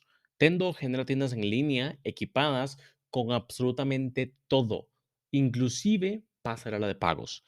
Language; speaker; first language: Spanish; native; Spanish